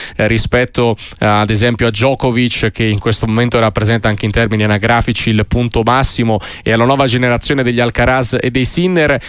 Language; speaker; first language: Italian; non-native, fluent; Russian